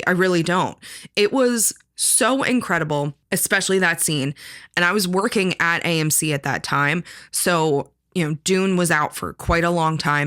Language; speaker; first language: English; native; English